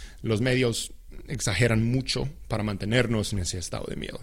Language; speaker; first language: Spanish; non-native, fluent; English